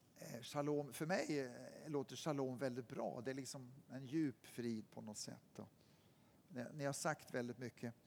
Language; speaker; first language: Swedish; native; Swedish